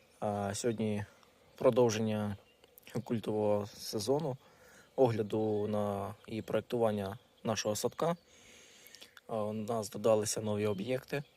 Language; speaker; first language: Ukrainian; non-native, local second language; Russian